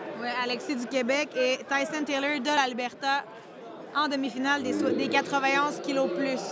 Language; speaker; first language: French; native; French